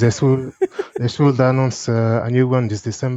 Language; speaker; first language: English; non-native, fluent; French